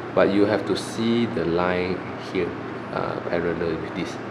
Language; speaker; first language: English; non-native, local second language; Chinese